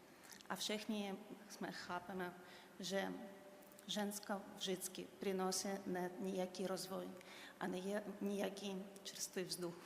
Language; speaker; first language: Czech; non-native, fluent; Ukrainian